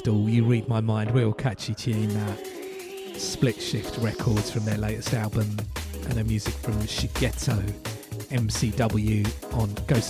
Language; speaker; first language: English; native; English